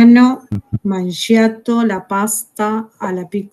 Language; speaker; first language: Italian; non-native, learner; Spanish